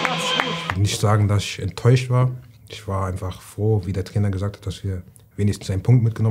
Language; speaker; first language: German; native; German